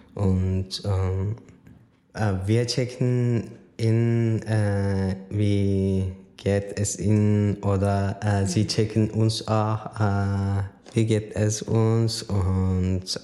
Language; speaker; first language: German; non-native, fluent; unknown